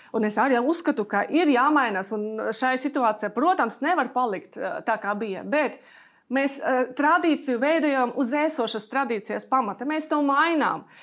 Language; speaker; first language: Latvian; non-native, local second language; Russian